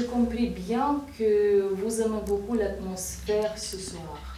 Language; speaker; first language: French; non-native, learner; Russian